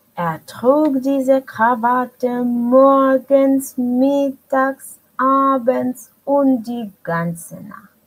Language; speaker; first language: German; non-native, fluent; Russian